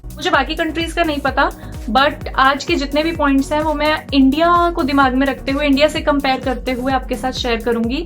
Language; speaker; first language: Hindi; native; Hindi